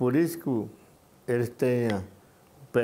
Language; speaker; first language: Portuguese; non-native, local second language; Yanomámi